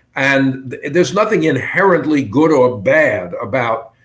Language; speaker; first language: English; native; English